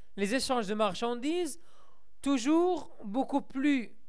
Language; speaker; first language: French; non-native, local second language; Arabic